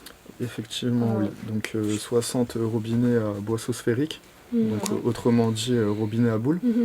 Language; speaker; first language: French; native; French